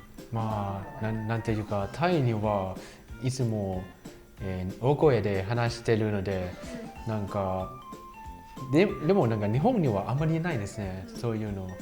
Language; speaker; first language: Japanese; non-native, fluent; Thai